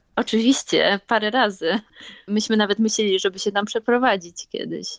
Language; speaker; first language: Polish; native; Polish